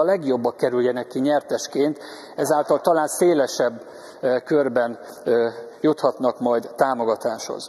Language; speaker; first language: Hungarian; native; Hungarian